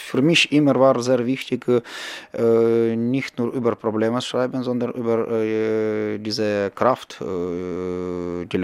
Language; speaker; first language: German; non-native, learner; Ukrainian